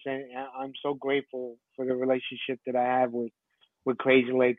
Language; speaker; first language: English; early bilingual, other home language; Spanish